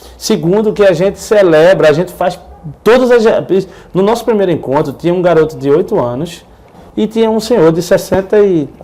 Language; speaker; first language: Portuguese; native; Portuguese